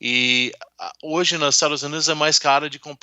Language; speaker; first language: Portuguese; non-native, fluent; English